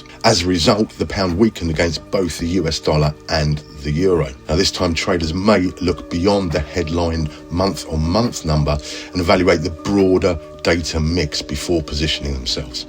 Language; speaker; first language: English; native; English